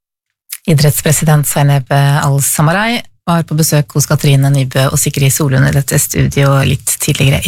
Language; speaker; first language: Norwegian; native; Norwegian